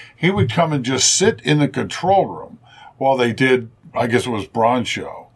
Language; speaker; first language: English; native; English